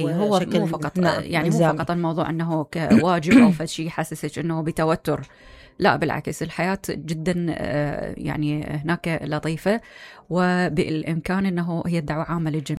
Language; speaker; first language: Arabic; native; Arabic